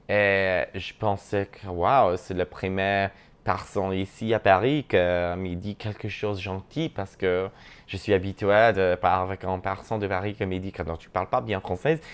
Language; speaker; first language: French; non-native, learner; English